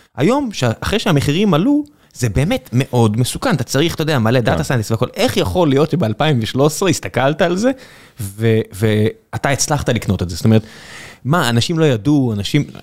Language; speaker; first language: Hebrew; native; Hebrew